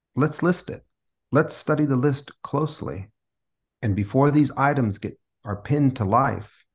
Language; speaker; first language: English; early bilingual, other home language; Spanish